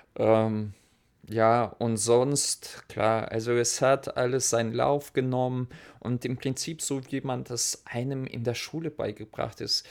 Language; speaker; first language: German; non-native, fluent; Russian